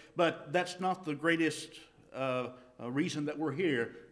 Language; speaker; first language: English; native; English